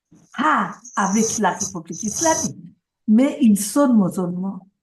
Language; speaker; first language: French; non-native, fluent; Persian